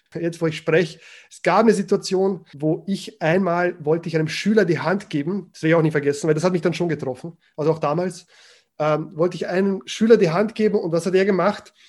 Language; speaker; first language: German; early bilingual, other home language; Croatian